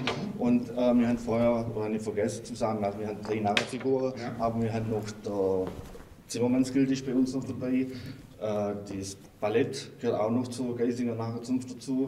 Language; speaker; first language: German; native; German